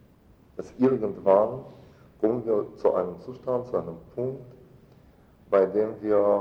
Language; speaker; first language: German; non-native, fluent; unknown